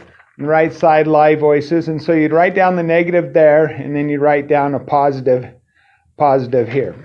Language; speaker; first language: English; native; English